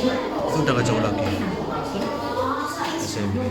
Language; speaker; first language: Indonesian; native; Indonesian